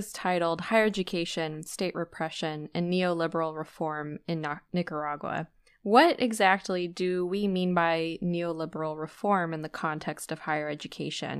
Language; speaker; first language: English; native; English